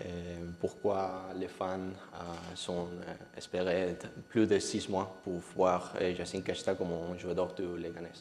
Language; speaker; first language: French; non-native, fluent; Spanish